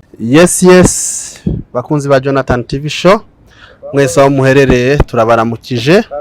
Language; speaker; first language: Kinyarwanda; native; Kinyarwanda